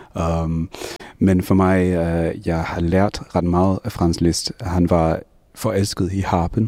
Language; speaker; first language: Danish; non-native, fluent; English